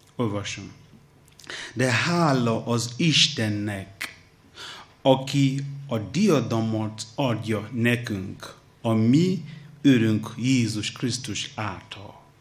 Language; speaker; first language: Hungarian; non-native, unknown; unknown